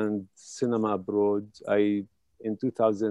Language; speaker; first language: English; non-native, fluent; Hebrew